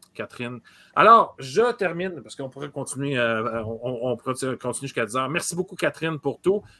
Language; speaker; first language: French; native; French